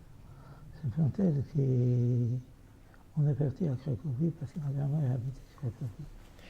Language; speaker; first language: French; non-native, fluent; Yiddish